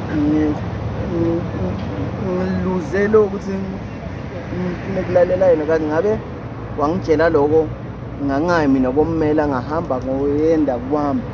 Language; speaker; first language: Zulu; native; Zulu